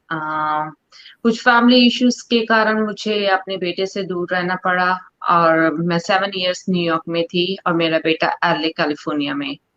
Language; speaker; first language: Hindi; non-native, local second language; Punjabi